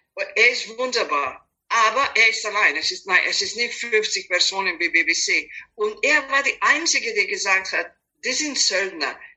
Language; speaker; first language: German; non-native, fluent; Serbian